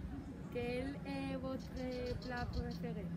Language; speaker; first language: French; non-native, learner; Spanish